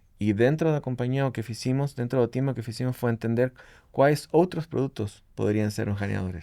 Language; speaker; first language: Portuguese; non-native, fluent; Spanish